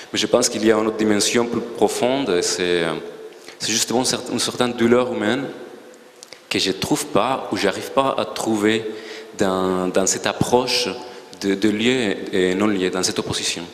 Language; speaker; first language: French; non-native, fluent; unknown